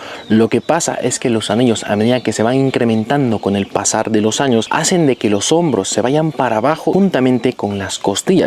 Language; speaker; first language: Spanish; native; Spanish